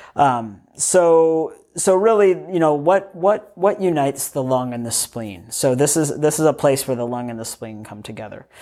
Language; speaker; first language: English; native; English